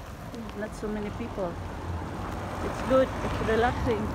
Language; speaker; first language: English; non-native, local second language; Filipino